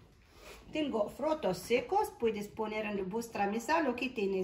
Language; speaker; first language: Spanish; non-native, learner; Arabic